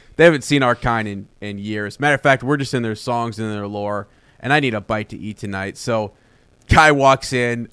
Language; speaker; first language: English; native; English